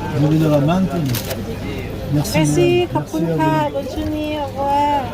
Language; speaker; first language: French; non-native, learner; Thai